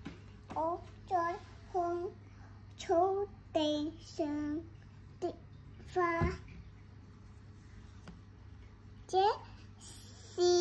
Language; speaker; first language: Chinese; non-native, local second language; Cantonese